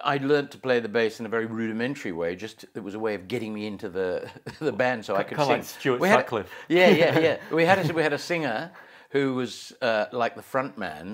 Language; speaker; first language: English; native; English